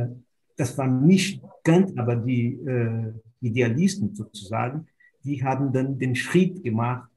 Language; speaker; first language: German; non-native, fluent; Portuguese